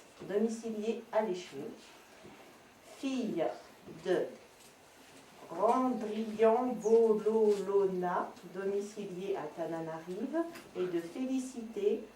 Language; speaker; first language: French; native; French